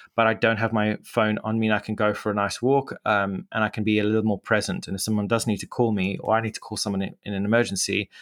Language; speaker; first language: English; native; English